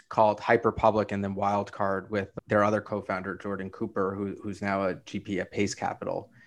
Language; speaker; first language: English; native; English